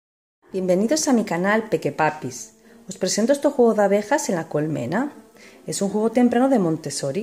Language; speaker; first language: Spanish; native; Spanish